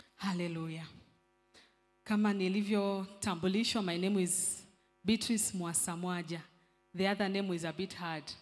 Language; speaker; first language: English; non-native, local second language; Swahili